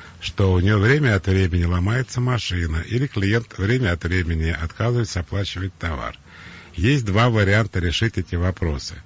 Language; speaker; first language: Russian; native; Russian